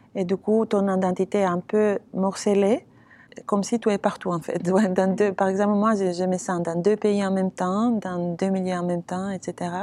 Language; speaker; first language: French; non-native, fluent; Greek